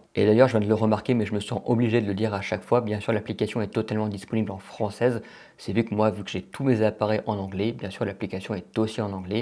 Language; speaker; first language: French; native; French